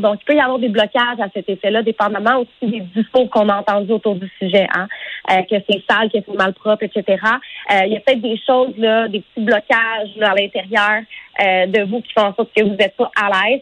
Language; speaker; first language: French; native; French